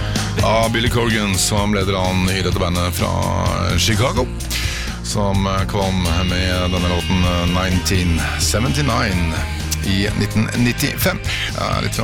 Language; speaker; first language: Norwegian; native; Norwegian